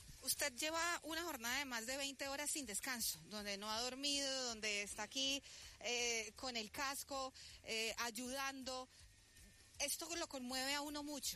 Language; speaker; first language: Spanish; native; Spanish